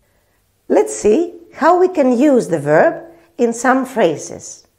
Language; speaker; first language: English; non-native, fluent; Greek